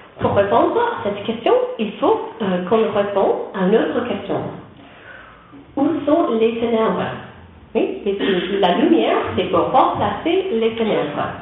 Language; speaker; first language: French; non-native, learner; English